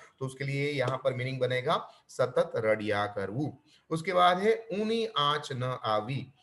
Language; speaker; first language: Hindi; non-native, local second language; Gujarati